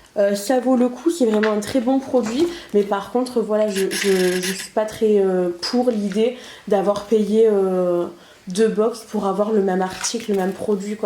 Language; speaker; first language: French; native; French